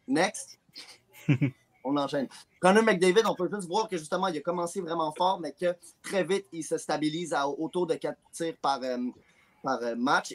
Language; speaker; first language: French; native; French